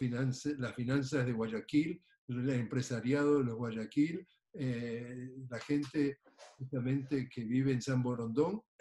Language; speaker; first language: Spanish; native; Spanish